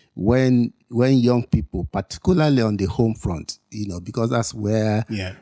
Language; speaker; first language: English; non-native, local second language; Yoruba